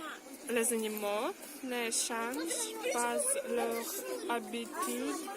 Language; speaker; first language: French; non-native, learner; Russian